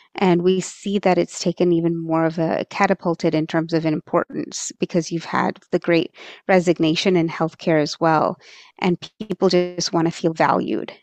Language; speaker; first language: English; early bilingual, other home language; Marathi